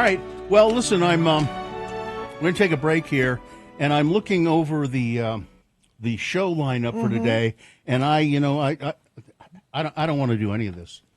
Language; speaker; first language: English; native; English